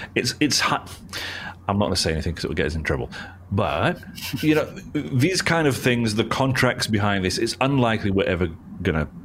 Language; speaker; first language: English; native; English